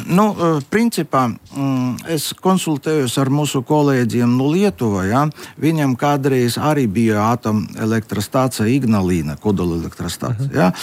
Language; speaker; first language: Latvian; non-native, local second language; Russian